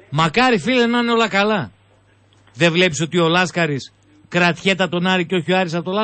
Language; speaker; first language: Greek; native; Greek